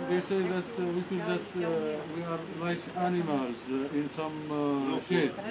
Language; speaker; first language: English; non-native, learner; Arabic